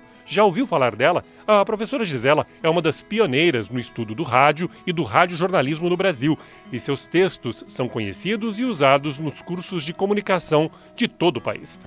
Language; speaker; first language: Portuguese; native; Portuguese